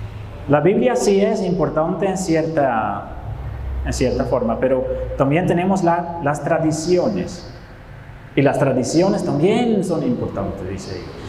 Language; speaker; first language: Spanish; non-native, fluent; Dutch